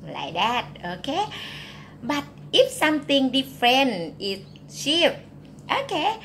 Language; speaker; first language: English; non-native, learner; Thai